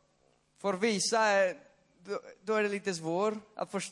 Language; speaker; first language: Swedish; non-native, fluent; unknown